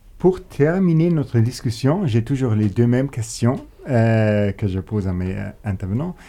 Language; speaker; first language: French; non-native, local second language; Luxembourgish